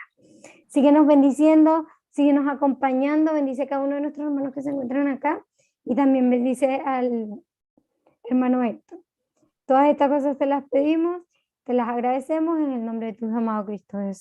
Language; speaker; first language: Spanish; native; Spanish